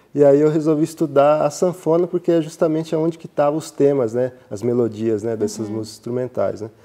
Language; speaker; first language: Portuguese; native; Portuguese